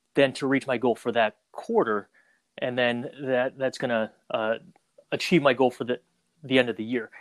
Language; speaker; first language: English; native; English